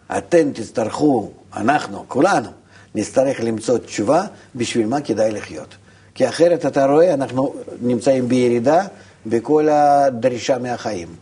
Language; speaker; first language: Hebrew; non-native, fluent; Russian